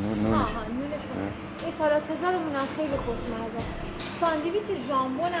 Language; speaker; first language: Persian; native; Persian